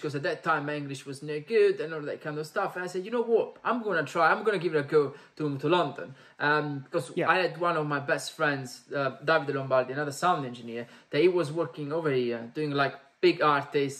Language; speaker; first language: English; non-native, fluent; Italian